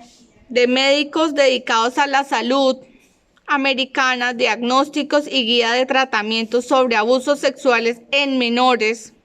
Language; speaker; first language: Spanish; native; Spanish